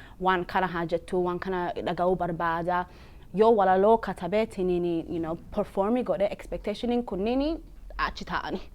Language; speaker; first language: Oromo; early bilingual, heritage; Oromo